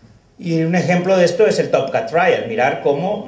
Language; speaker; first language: Spanish; native; Spanish